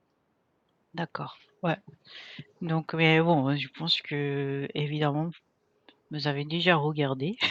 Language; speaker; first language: French; non-native, fluent; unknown